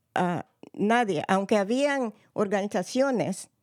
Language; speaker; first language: Spanish; early bilingual, heritage; Spanish